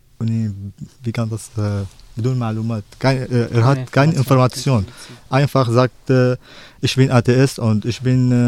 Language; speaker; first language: German; non-native, learner; Arabic